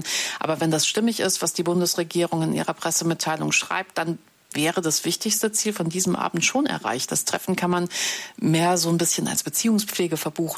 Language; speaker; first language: German; native; German